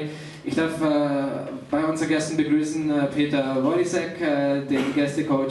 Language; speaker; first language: German; native; German